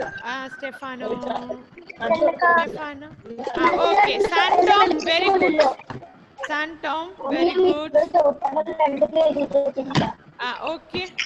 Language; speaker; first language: English; non-native, fluent; Malayalam